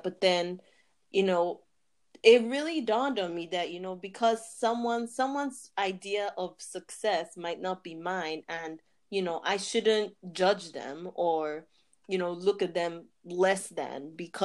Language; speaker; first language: English; non-native, local second language; Igbo